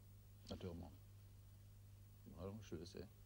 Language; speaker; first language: French; non-native, fluent; German